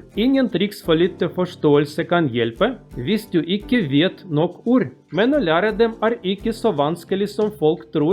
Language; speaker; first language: Norwegian; non-native, learner; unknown